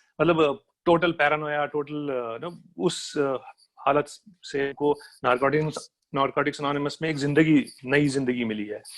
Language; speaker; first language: Hindi; non-native, local second language; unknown